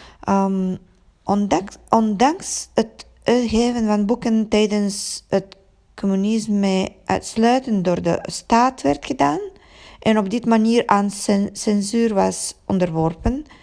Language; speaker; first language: Dutch; non-native, fluent; Bulgarian